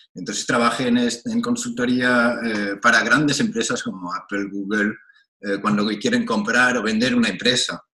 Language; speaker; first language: Spanish; non-native, fluent; French